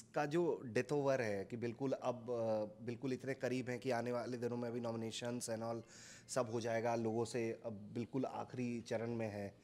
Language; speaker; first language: Hindi; native; Hindi